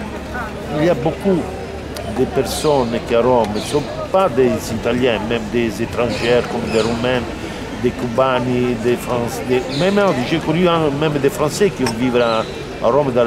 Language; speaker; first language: French; non-native, learner; Italian